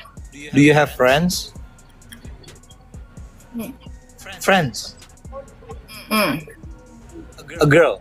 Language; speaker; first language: English; non-native, learner; Indonesian